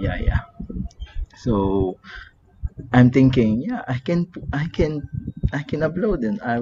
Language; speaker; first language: English; non-native, learner; Filipino